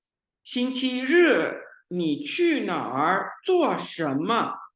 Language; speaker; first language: Chinese; non-native, learner; Urdu